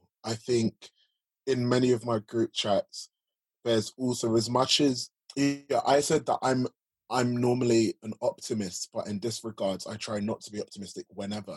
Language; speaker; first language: English; native; English